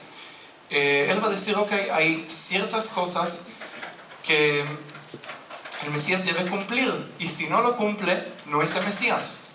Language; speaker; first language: Spanish; non-native, fluent; Hebrew